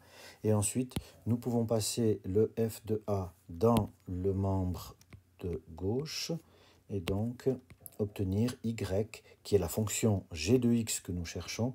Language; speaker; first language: French; native; French